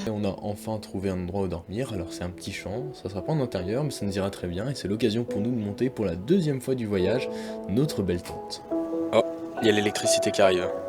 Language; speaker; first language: French; native; French